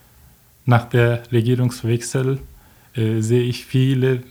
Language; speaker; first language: German; non-native, learner; Turkish